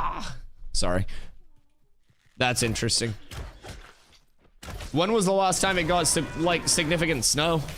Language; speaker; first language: English; native; English